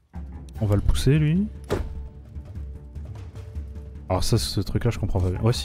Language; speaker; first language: French; native; French